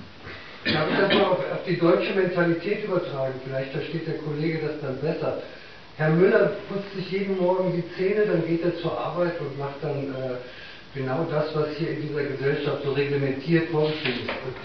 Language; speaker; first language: German; native; German